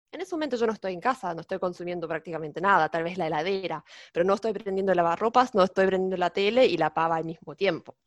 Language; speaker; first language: Spanish; non-native, fluent; German